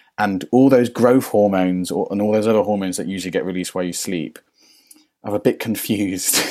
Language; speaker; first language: English; native; English